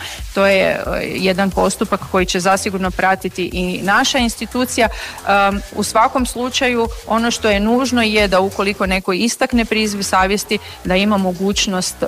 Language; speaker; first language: Serbian; native; Serbian